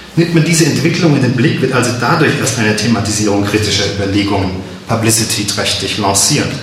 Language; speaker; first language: German; native; German